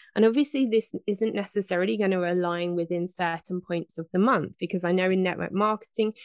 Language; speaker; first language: English; native; English